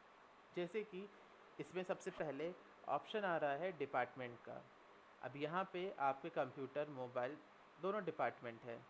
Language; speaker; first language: Hindi; native; Hindi